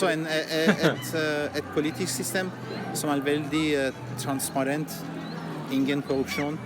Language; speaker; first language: Norwegian; non-native, fluent; French